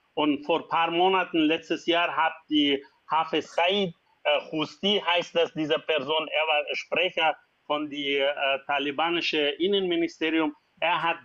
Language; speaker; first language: German; non-native, learner; Persian